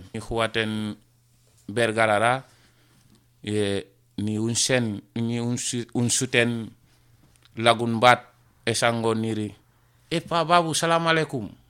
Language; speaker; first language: Basque; non-native, learner; Wolof